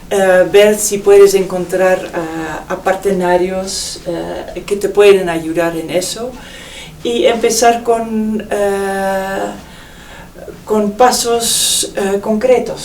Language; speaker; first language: Spanish; non-native, fluent; Dutch